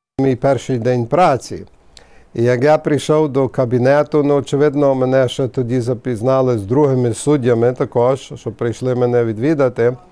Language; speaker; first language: Ukrainian; early bilingual, heritage; Ukrainian